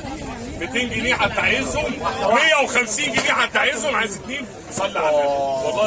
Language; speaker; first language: Arabic; native; Arabic